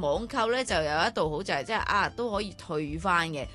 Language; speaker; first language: Cantonese; native; Cantonese